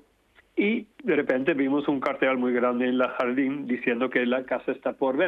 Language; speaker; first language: Spanish; non-native, fluent; Dutch